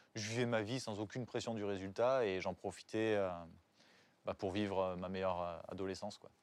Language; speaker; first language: French; native; French